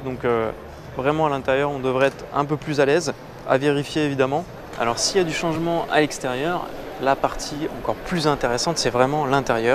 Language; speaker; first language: French; native; French